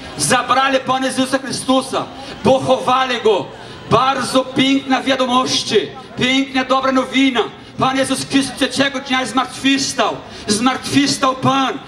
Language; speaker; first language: Polish; non-native, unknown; Portuguese